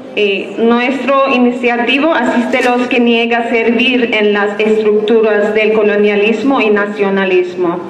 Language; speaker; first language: Spanish; non-native, fluent; Turkish